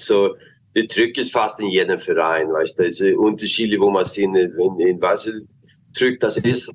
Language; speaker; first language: German; non-native, learner; Swedish